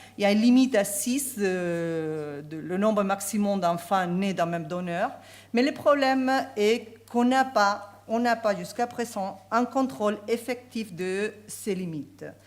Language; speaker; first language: French; non-native, fluent; Spanish